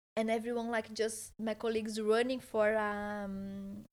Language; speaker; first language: English; non-native, fluent; Portuguese